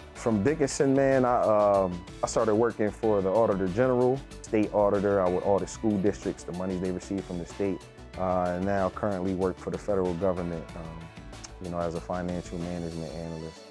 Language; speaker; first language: English; native; English